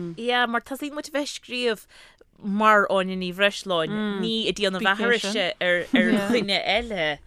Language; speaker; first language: Irish; native; Irish